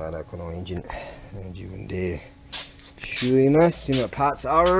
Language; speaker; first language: Japanese; non-native, learner; English